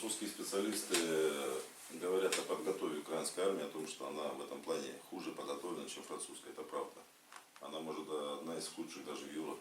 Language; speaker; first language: Russian; native; Russian